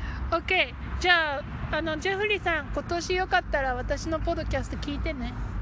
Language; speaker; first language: Japanese; native; Japanese